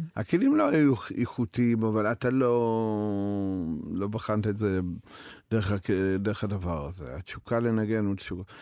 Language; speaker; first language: Hebrew; non-native, fluent; Russian